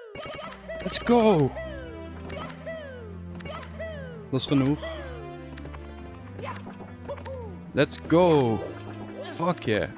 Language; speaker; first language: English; non-native, fluent; Dutch